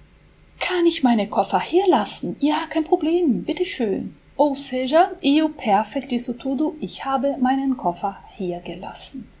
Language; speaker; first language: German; non-native, fluent; Portuguese